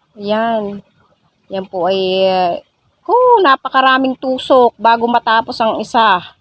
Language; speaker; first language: Filipino; non-native, local second language; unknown